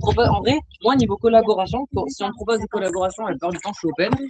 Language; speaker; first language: French; native; French